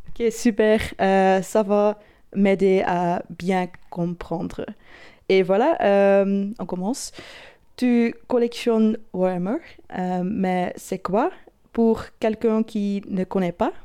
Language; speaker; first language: French; non-native, learner; Dutch